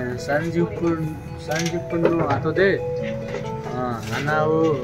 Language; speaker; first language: Japanese; non-native, learner; Nepali